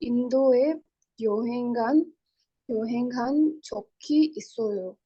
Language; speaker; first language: Korean; non-native, learner; Hindi